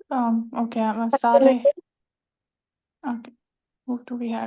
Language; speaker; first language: English; non-native, local second language; Urdu